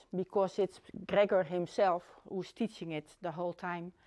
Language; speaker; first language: English; non-native, fluent; Dutch